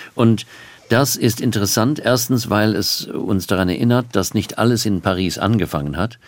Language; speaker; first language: German; non-native, fluent; English